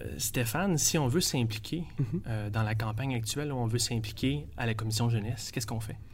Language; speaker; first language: French; native; French